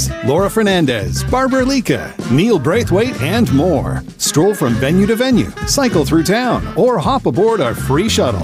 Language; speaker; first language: English; native; English